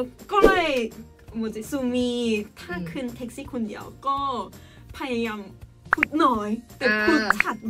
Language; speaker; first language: Thai; non-native, learner; Korean